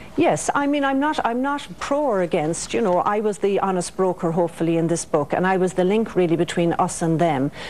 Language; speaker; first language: English; native; English